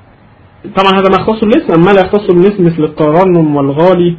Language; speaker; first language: Arabic; native; Arabic